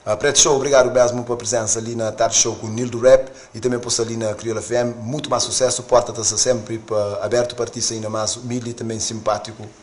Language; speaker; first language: Portuguese; non-native, local second language; Kabuverdianu